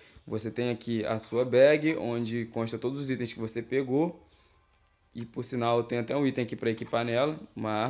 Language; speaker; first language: Portuguese; native; Portuguese